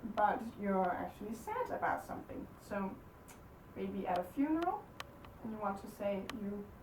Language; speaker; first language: English; non-native, fluent; Danish